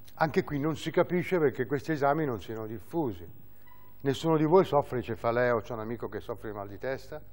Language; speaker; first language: Italian; native; Italian